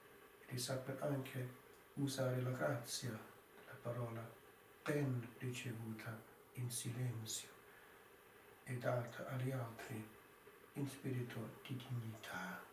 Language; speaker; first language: Italian; non-native, fluent; English